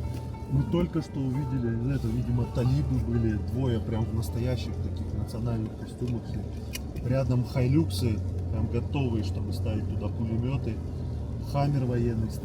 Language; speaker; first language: Russian; native; Russian